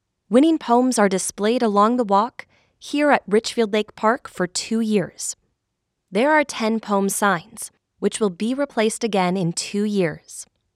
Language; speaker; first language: English; native; English